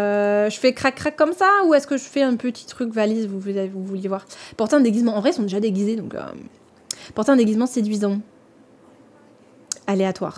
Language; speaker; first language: French; native; French